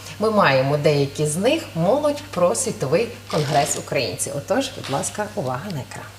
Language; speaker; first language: Ukrainian; native; Ukrainian